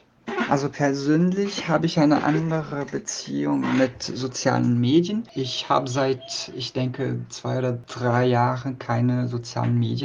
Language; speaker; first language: German; non-native, learner; Portuguese